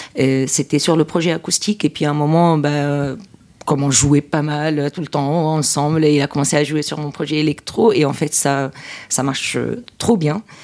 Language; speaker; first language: French; non-native, local second language; Arabic